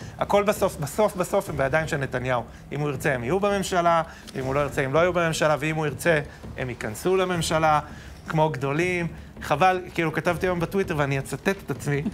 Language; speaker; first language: Hebrew; native; Hebrew